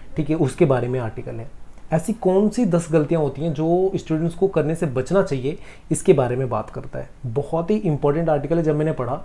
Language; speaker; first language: Hindi; native; Hindi